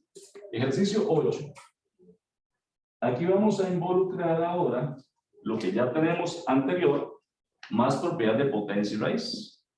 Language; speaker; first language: Spanish; native; Spanish